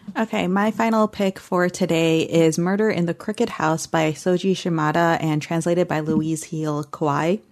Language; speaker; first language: English; early bilingual, other home language; Hindi